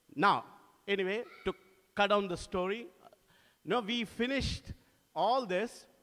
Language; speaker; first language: English; non-native, local second language; Telugu